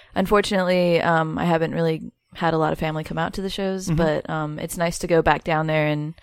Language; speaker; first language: English; native; English